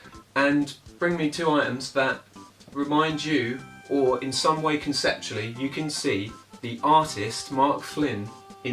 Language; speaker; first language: English; native; English